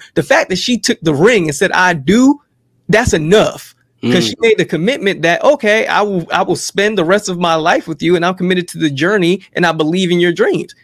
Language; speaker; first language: English; native; English